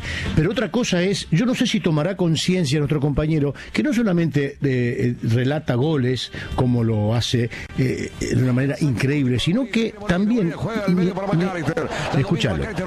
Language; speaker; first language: Spanish; native; Spanish